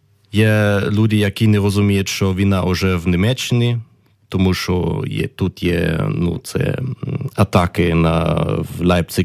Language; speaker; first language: Ukrainian; non-native, learner; German